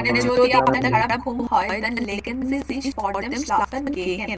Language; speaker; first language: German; non-native, fluent; Bangla